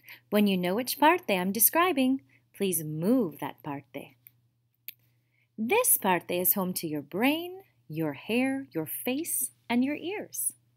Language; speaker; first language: English; native; English